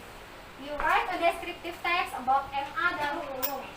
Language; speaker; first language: English; non-native, fluent; Indonesian